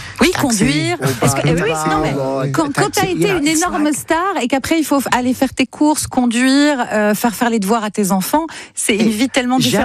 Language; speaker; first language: French; native; French